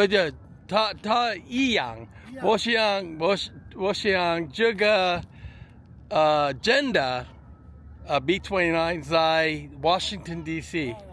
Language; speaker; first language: Chinese; non-native, learner; English